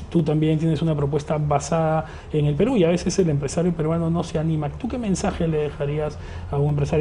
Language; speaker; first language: Spanish; native; Spanish